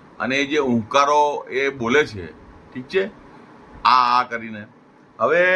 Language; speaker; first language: Gujarati; non-native, local second language; Punjabi